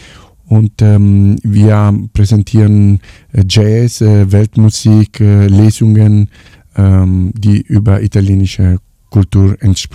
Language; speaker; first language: German; non-native, fluent; Italian